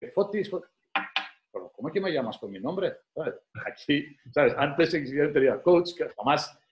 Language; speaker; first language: Spanish; non-native, fluent; Greek